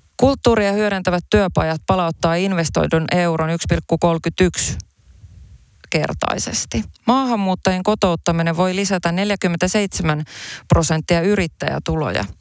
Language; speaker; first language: Finnish; early bilingual, other home language; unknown